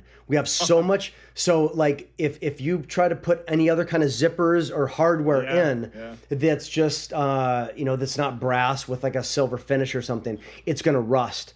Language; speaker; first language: English; native; English